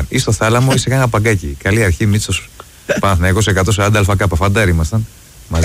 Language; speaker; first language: Greek; native; Greek